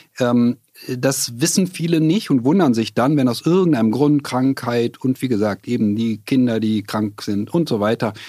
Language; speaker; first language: German; native; German